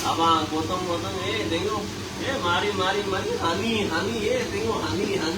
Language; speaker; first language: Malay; non-native, learner; Bangla